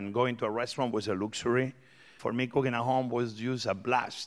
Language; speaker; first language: English; non-native, fluent; Spanish